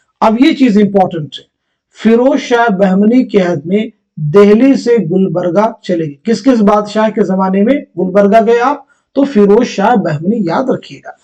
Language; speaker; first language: Urdu; native; Urdu